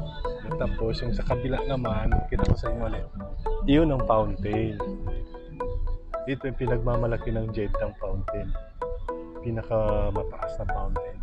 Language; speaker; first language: Filipino; non-native, local second language; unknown